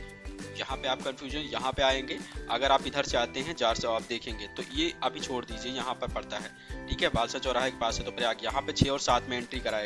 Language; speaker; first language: Hindi; native; Hindi